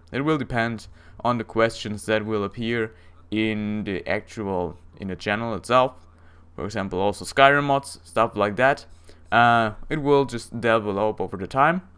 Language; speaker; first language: English; non-native, fluent; German